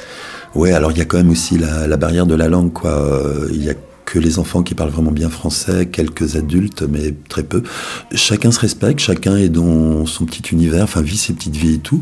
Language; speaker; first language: French; native; French